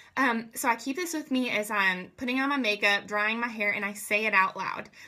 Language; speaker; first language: English; native; English